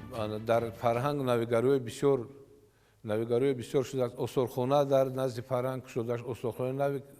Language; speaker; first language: Tajik; native; Tajik